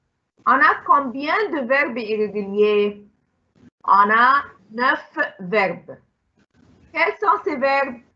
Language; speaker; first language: French; non-native, fluent; Arabic